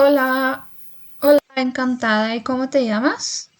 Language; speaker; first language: Spanish; non-native, learner; French